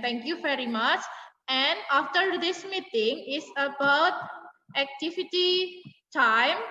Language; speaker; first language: English; non-native, fluent; Indonesian